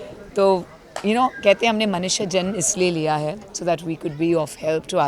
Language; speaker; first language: Hindi; native; Hindi